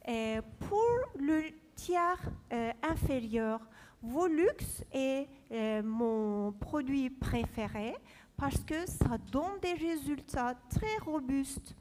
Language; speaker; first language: French; non-native, fluent; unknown